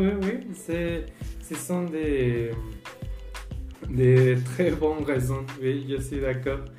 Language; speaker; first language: French; non-native, fluent; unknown